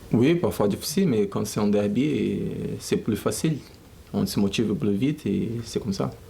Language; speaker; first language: French; non-native, learner; Portuguese